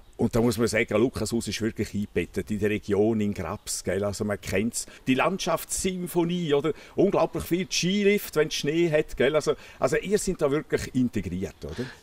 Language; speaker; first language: German; native; German